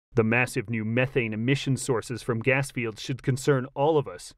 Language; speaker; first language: English; native; English